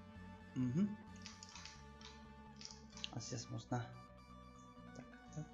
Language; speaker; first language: Russian; non-native, learner; Spanish